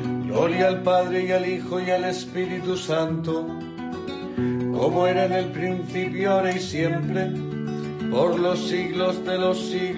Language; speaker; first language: Spanish; native; Spanish